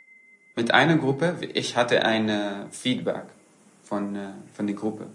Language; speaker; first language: German; non-native, fluent; Arabic